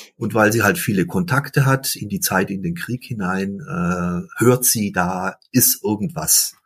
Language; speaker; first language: German; early bilingual, other home language; Dutch